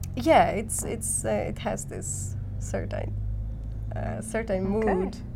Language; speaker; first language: English; non-native, fluent; Polish